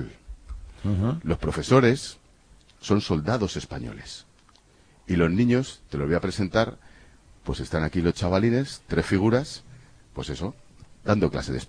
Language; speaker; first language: Spanish; native; Spanish